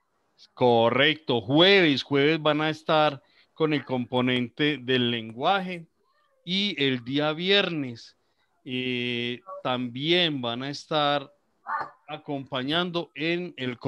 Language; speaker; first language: Spanish; native; Spanish